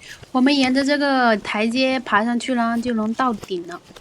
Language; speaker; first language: Chinese; native; Chinese